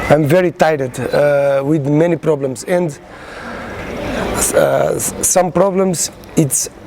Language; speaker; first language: English; non-native, learner; Portuguese